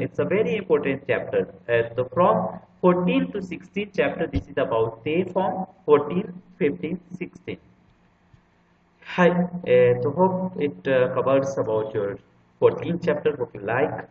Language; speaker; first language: English; non-native, local second language; Nepali